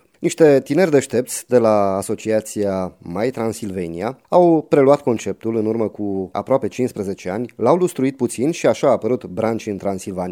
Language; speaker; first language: Romanian; native; Romanian